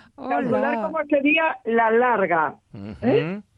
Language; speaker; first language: Spanish; native; Spanish